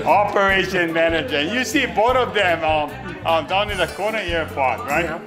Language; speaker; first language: English; native; English